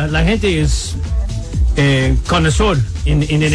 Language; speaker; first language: Spanish; non-native, learner; English